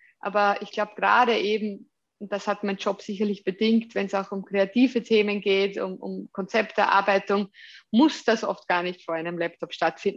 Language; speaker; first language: German; native; German